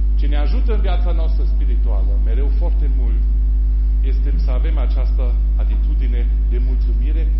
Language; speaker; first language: Romanian; non-native, fluent; German